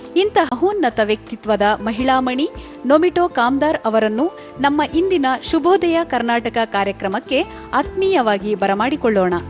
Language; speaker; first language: Kannada; native; Kannada